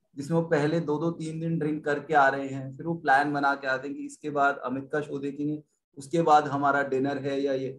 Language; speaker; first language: Hindi; native; Hindi